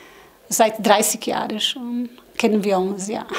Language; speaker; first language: German; non-native, learner; Portuguese